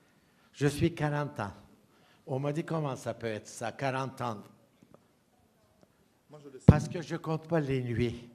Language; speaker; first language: French; non-native, fluent; Turkish